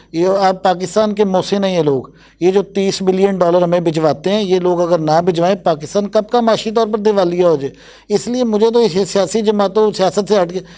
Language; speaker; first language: Urdu; non-native, local second language; Punjabi